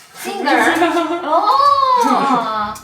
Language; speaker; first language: English; non-native, learner; Japanese